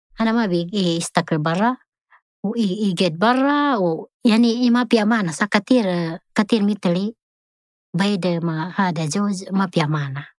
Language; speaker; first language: Arabic; non-native, learner; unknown